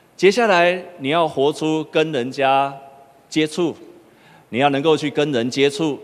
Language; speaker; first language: Chinese; native; Chinese